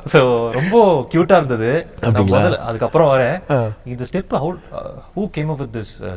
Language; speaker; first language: Tamil; native; Tamil